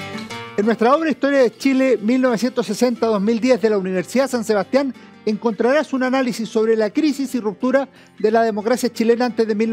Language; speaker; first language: Spanish; native; Spanish